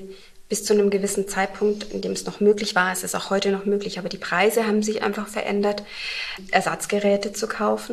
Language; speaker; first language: German; native; German